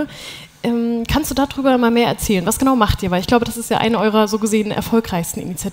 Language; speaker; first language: German; native; German